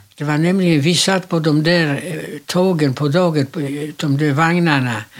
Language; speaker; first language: Swedish; non-native, fluent; Polish